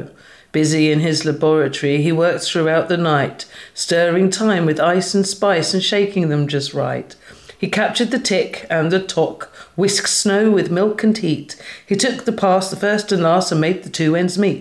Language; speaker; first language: English; native; English